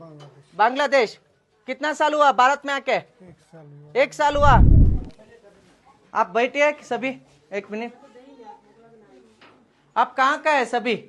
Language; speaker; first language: Hindi; non-native, local second language; Kannada